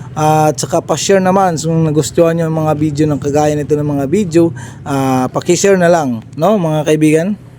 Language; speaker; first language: Filipino; non-native, local second language; Cebuano